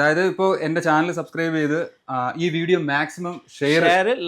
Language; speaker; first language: Malayalam; native; Malayalam